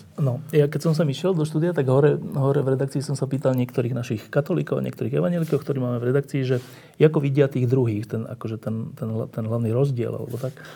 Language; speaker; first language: Slovak; native; Slovak